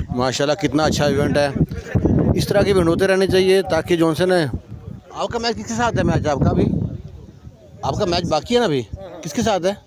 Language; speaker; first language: Urdu; non-native, local second language; Punjabi